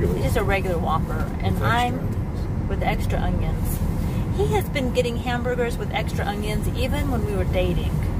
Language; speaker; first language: English; native; English